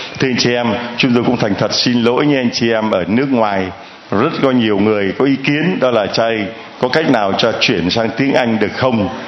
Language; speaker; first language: Vietnamese; native; Vietnamese